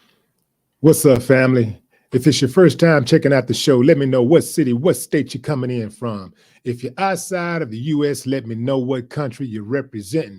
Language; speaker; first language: English; native; English